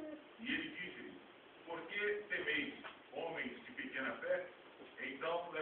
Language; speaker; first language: Portuguese; native; Portuguese